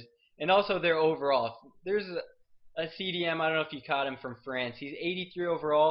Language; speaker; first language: English; native; English